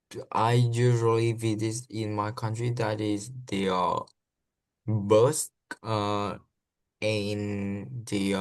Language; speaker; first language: English; non-native, learner; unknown